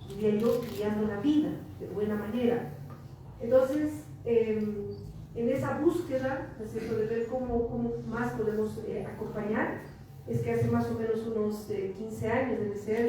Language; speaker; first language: Spanish; native; Spanish